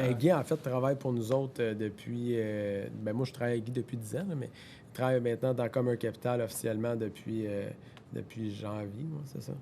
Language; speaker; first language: French; native; French